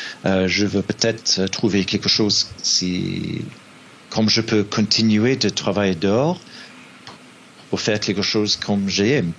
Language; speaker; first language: French; non-native, fluent; English